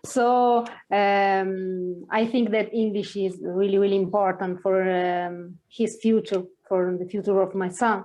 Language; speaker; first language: English; non-native, learner; Italian